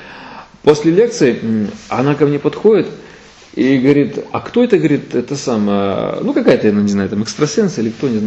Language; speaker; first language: Russian; native; Russian